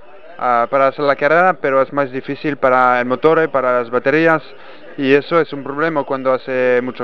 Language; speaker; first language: Spanish; non-native, fluent; French